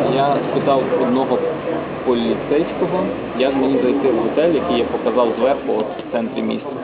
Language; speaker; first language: Ukrainian; native; Ukrainian